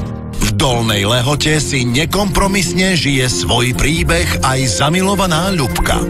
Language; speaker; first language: Slovak; native; Slovak